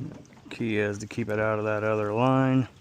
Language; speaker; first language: English; native; English